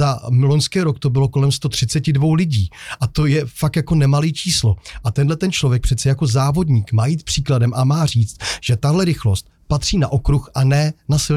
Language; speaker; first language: Czech; native; Czech